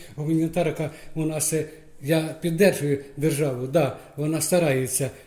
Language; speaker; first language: Ukrainian; native; Ukrainian